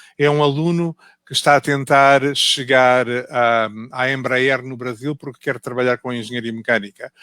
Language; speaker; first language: Portuguese; native; Portuguese